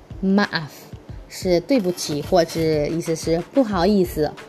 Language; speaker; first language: Chinese; early bilingual, heritage; Chinese